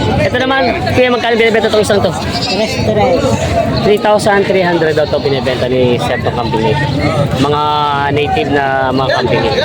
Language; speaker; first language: Filipino; native; Filipino